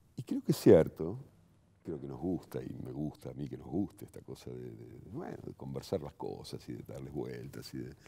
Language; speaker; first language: Spanish; native; Spanish